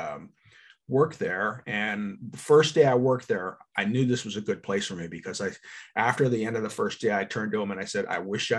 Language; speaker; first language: English; native; English